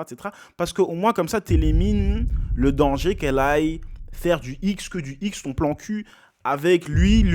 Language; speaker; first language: French; native; French